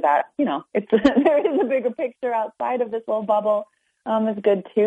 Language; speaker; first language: English; native; English